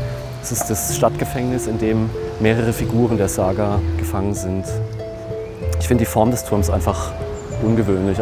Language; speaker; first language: German; native; German